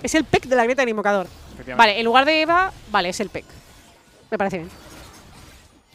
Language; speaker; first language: Spanish; native; Spanish